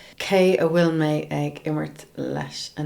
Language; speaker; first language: Irish; non-native, learner; English